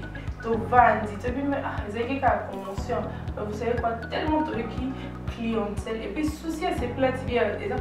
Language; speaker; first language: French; non-native, local second language; Lingala